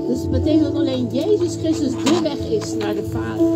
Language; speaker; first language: Dutch; non-native, local second language; Papiamento